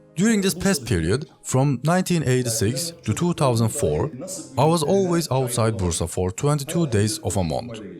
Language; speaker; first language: English; non-native, fluent; Turkish